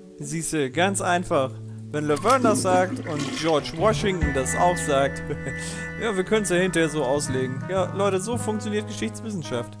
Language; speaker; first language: German; native; German